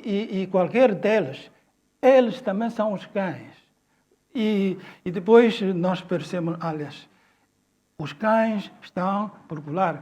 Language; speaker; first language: Portuguese; non-native, fluent; Chinese